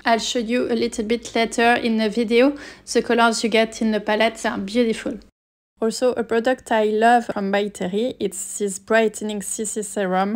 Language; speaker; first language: English; non-native, fluent; French